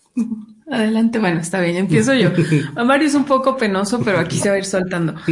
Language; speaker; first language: Spanish; native; Spanish